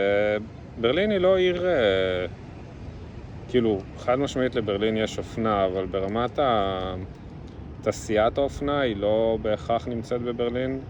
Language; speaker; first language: Hebrew; early bilingual, other home language; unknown